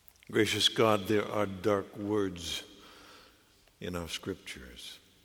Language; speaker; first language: English; native; English